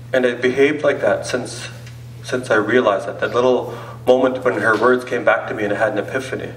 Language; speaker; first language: English; native; English